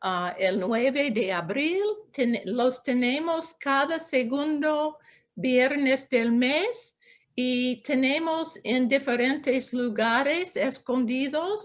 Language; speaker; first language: Spanish; non-native, local second language; English